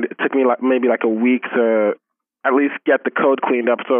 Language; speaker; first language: English; non-native, local second language; Yoruba